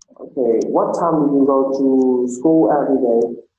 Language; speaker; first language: English; non-native, learner; Vietnamese